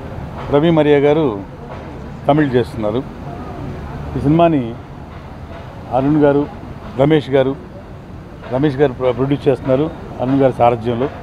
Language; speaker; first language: Telugu; native; Telugu